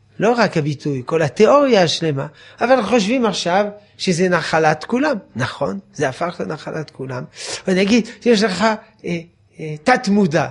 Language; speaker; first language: Hebrew; non-native, fluent; French